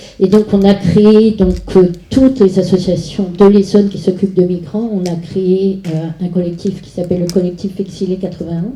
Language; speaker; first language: French; native; French